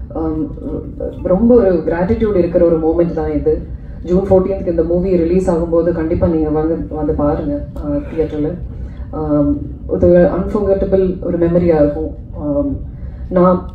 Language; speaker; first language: Tamil; non-native, learner; Malayalam